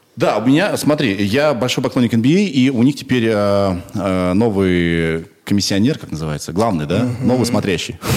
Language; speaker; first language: Russian; native; Russian